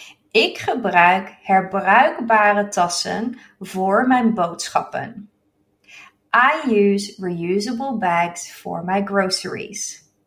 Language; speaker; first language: Dutch; native; Dutch